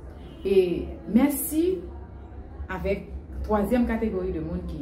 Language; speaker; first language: French; non-native, learner; Haitian Creole